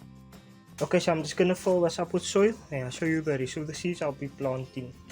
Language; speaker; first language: English; native; English